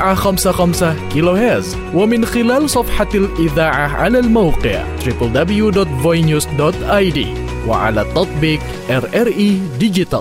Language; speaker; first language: Arabic; non-native, fluent; Indonesian